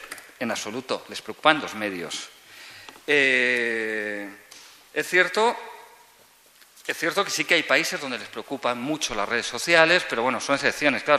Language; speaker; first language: Spanish; native; Spanish